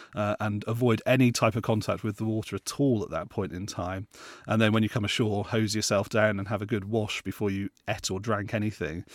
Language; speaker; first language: English; native; English